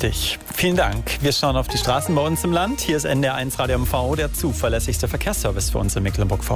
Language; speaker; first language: German; native; German